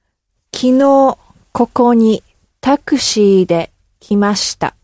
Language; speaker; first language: Japanese; non-native, learner; English